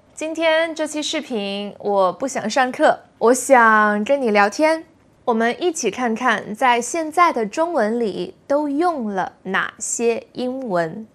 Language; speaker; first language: Chinese; native; Chinese